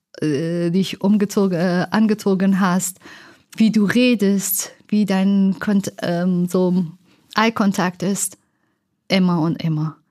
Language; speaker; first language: German; non-native, learner; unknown